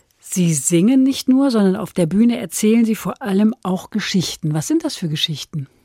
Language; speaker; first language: German; native; German